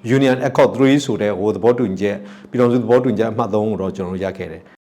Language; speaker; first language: Burmese; non-native, local second language; S'gaw Karen